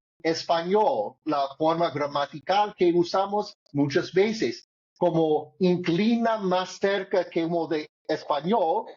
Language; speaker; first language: Spanish; non-native, learner; English